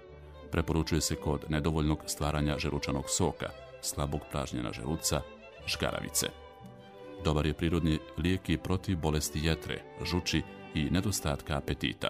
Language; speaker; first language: Croatian; native; Croatian